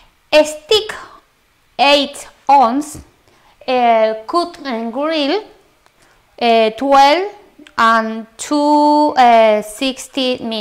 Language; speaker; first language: English; non-native, learner; Spanish